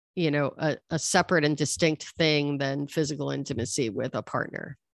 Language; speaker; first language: English; native; English